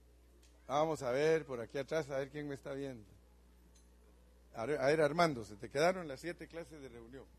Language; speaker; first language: Spanish; native; Spanish